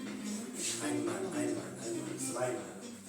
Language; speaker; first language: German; non-native, learner; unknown